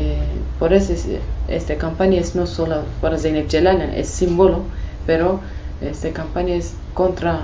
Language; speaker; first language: Spanish; non-native, learner; Kurdish